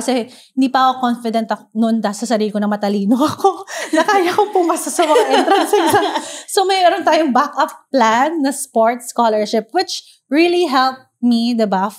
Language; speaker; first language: Filipino; non-native, local second language; Hiligaynon